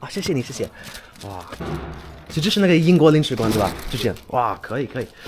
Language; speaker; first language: Chinese; non-native, fluent; English